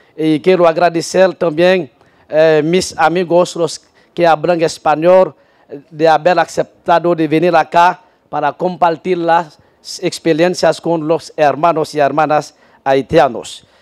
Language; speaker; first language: Spanish; non-native, learner; Haitian Creole